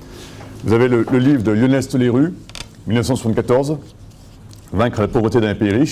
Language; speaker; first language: French; native; French